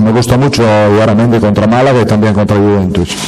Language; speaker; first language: Spanish; non-native, fluent; Italian